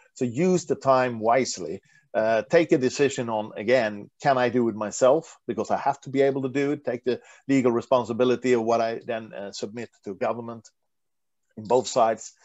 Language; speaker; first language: English; non-native, fluent; Swedish